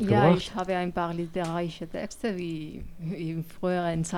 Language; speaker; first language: German; non-native, fluent; Spanish